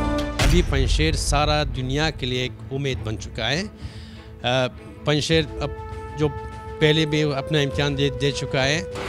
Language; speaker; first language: Hindi; non-native, learner; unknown